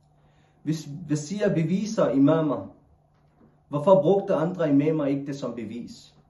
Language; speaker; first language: Danish; non-native, local second language; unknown